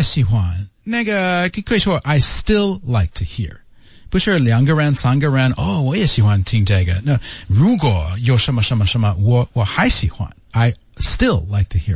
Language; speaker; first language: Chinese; non-native, learner; English